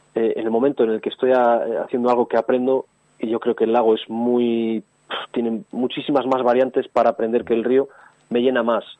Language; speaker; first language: Spanish; native; Spanish